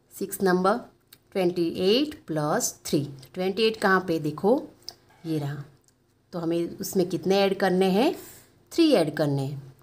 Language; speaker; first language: Hindi; non-native, local second language; Gujarati